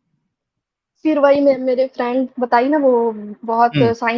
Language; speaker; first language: Hindi; native; Hindi